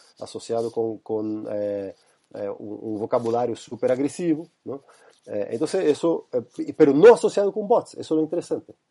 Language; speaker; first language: Spanish; non-native, fluent; Portuguese